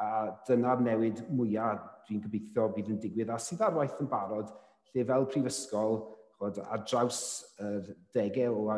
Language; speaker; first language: Welsh; native; Welsh